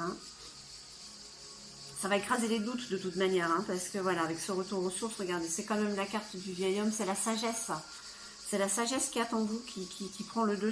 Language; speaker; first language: French; native; French